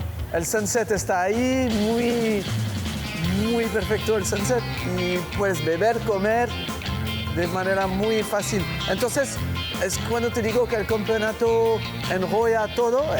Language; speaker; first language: Spanish; non-native, fluent; French